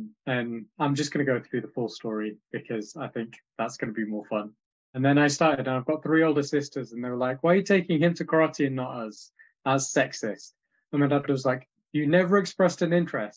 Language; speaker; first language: English; native; English